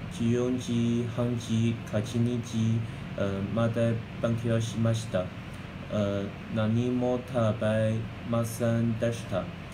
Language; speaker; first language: Japanese; non-native, learner; Chinese